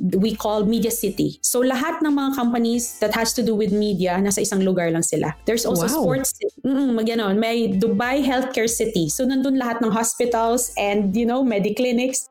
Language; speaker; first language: English; non-native, local second language; Aklanon